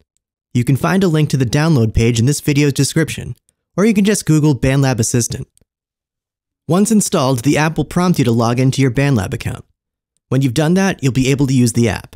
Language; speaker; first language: English; native; English